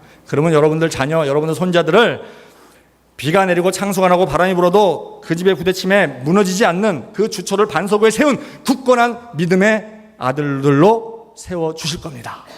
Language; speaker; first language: Korean; native; Korean